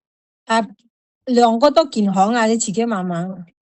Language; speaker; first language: Chinese; non-native, learner; Indonesian